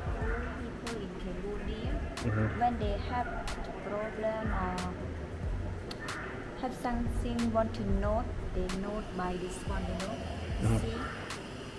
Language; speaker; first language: English; non-native, learner; Khmer